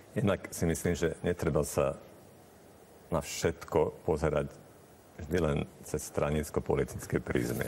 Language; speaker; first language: Slovak; non-native, local second language; Hungarian